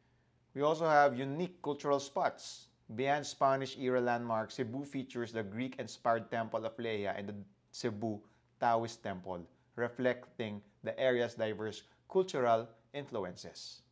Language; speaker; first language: English; non-native, local second language; Filipino